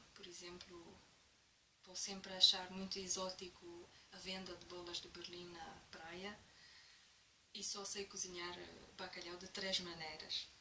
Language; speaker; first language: Portuguese; non-native, fluent; Romanian